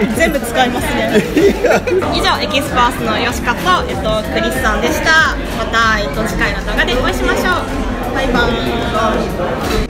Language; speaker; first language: Japanese; native; Japanese